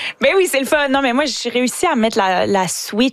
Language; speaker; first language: French; native; French